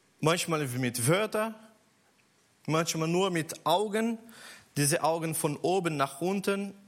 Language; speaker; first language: German; non-native, learner; Portuguese